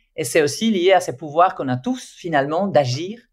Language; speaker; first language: French; non-native, fluent; Spanish